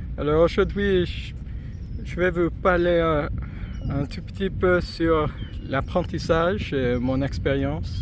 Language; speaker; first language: French; non-native, fluent; English